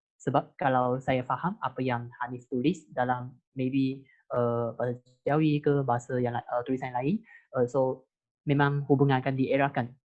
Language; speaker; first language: Malay; non-native, local second language; Chinese